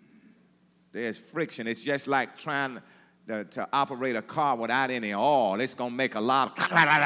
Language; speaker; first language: English; native; English